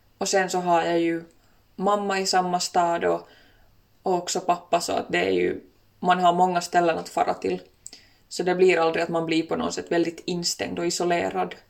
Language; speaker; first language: Swedish; native; Swedish